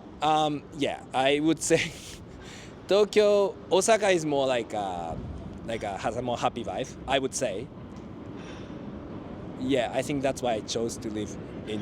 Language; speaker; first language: English; non-native, fluent; Japanese